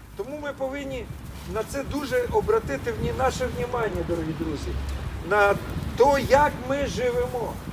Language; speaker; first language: Ukrainian; non-native, local second language; Russian